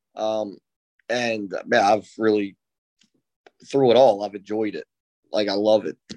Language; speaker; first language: English; native; English